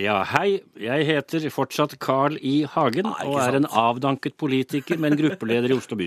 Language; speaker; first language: Norwegian; native; Norwegian